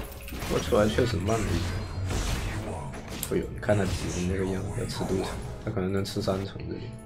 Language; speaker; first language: Chinese; native; Chinese